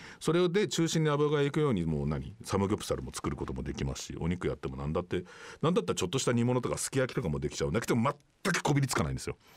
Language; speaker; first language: Japanese; native; Japanese